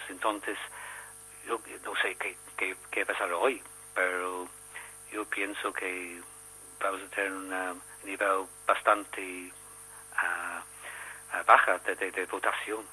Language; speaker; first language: Spanish; non-native, learner; English